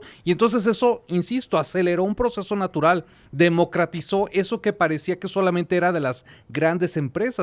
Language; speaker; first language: Spanish; native; Spanish